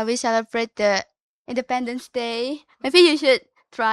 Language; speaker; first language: English; non-native, learner; Indonesian